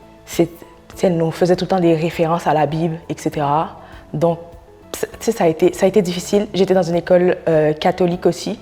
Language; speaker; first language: French; non-native, local second language; Haitian Creole